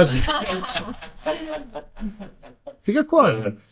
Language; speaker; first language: Portuguese; non-native, learner; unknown